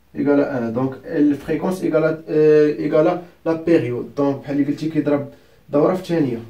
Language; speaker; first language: French; non-native, local second language; Arabic